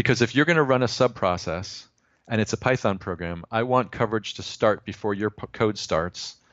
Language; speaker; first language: English; native; English